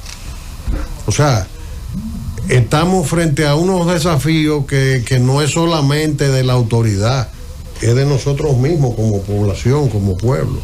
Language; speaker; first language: Spanish; native; Spanish